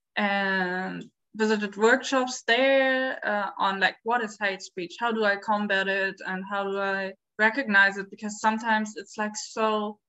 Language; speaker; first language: English; non-native, fluent; German